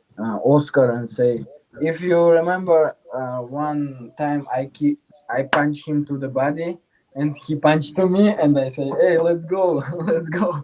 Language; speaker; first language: English; non-native, learner; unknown